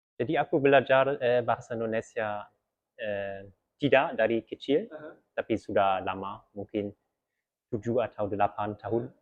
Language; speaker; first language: Indonesian; early bilingual, heritage; German